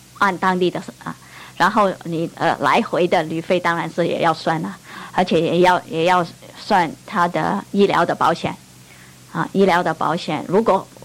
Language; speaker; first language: Chinese; non-native, local second language; Cantonese